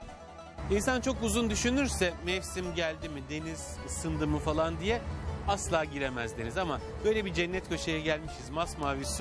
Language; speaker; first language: Turkish; native; Turkish